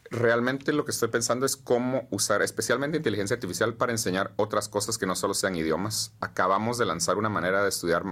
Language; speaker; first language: Spanish; native; Spanish